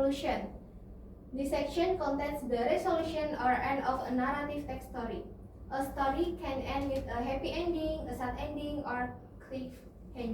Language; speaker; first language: English; non-native, learner; Indonesian